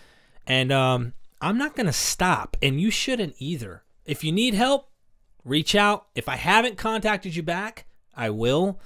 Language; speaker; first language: English; native; English